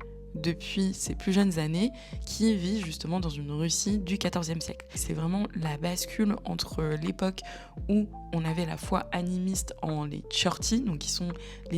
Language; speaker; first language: French; native; French